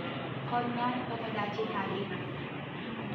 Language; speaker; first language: Japanese; non-native, learner; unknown